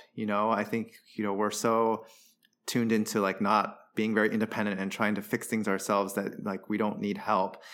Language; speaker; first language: English; early bilingual, other home language; Chinese